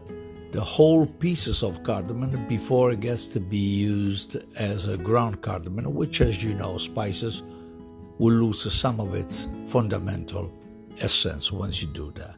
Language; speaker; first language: English; non-native, fluent; Italian